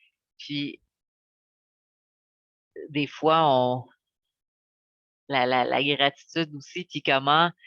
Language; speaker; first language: French; native; French